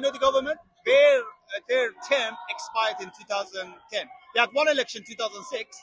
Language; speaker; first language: English; non-native, fluent; Persian